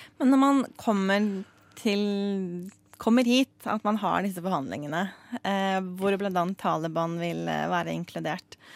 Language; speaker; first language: Norwegian; native; Norwegian